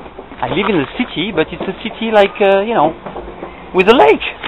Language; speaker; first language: English; non-native, fluent; French